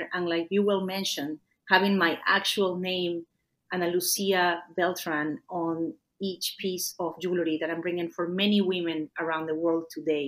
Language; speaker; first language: English; non-native, fluent; Spanish